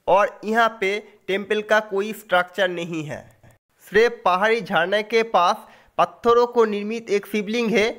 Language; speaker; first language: Hindi; non-native, local second language; Bangla